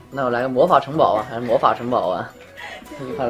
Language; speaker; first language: Chinese; native; Chinese